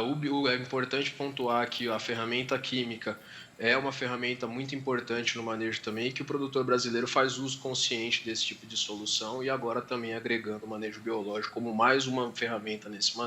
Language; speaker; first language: Portuguese; native; Portuguese